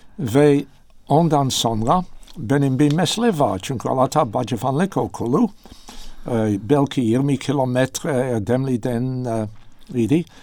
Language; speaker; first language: Turkish; non-native, learner; English